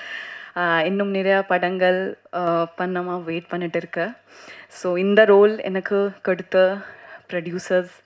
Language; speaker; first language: Tamil; non-native, learner; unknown